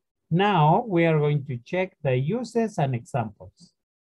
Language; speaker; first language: English; non-native, fluent; Spanish